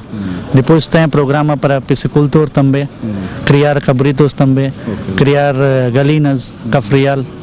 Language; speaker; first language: Portuguese; non-native, learner; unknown